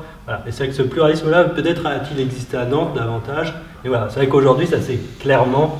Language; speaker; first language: French; native; French